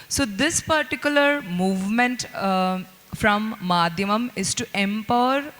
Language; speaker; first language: English; non-native, local second language; Malayalam